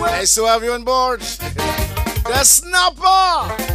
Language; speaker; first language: English; native; English